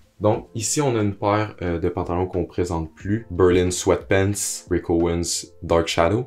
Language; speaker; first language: French; native; French